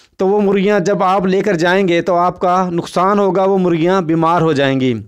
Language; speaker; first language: Urdu; non-native, local second language; Saraiki